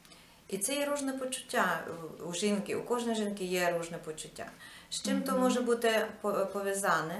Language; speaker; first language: Polish; non-native, learner; Ukrainian